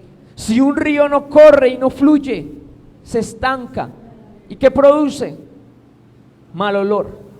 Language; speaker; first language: Spanish; native; Spanish